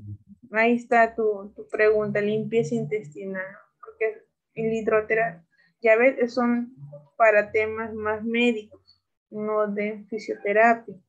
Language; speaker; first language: Spanish; native; Spanish